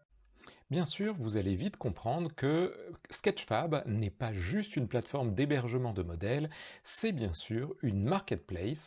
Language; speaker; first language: French; native; French